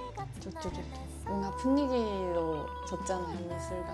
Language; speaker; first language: Korean; non-native, fluent; Japanese